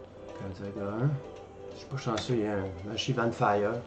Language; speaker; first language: French; native; French